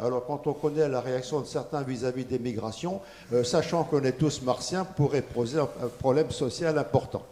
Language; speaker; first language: French; native; French